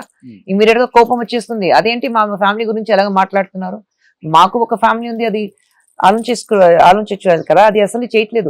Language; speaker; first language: Telugu; non-native, fluent; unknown